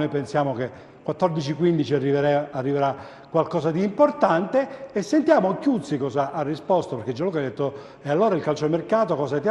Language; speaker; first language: Italian; native; Italian